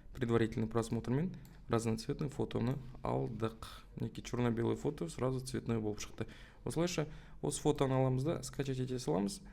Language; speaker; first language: Russian; non-native, local second language; Kazakh